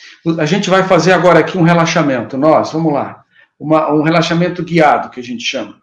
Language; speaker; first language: Portuguese; native; Portuguese